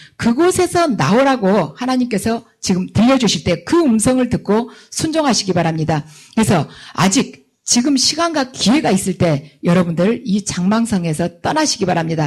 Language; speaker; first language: Korean; native; Korean